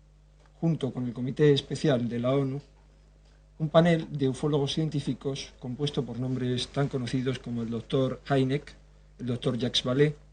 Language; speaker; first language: Spanish; native; Spanish